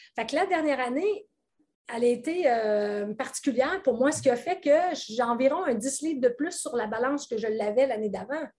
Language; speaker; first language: French; native; French